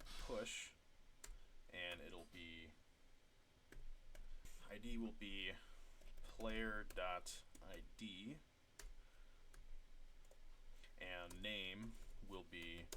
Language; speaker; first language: English; native; English